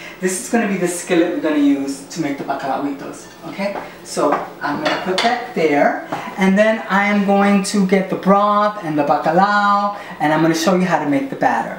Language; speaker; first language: English; early bilingual, other home language; Spanish